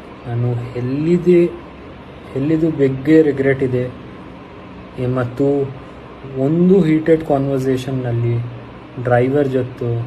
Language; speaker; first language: Kannada; non-native, learner; Hindi